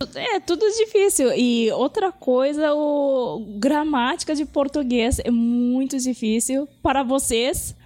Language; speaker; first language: Portuguese; non-native, fluent; Japanese